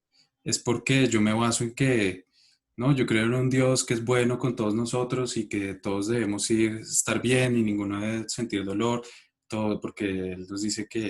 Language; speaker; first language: Spanish; native; Spanish